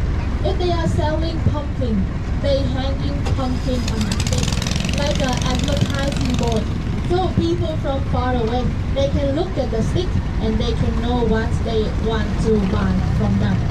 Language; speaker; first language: English; non-native, fluent; Vietnamese